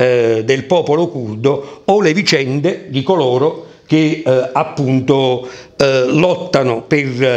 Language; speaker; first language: Italian; native; Italian